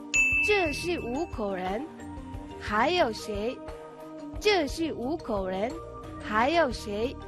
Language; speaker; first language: Chinese; non-native, fluent; Mongolian